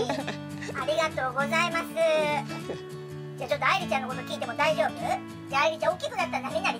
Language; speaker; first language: Japanese; native; Japanese